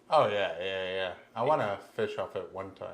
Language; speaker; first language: English; native; English